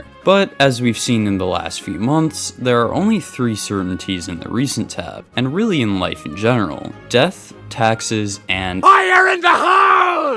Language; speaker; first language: English; native; English